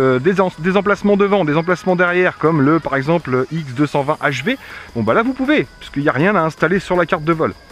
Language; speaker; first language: French; native; French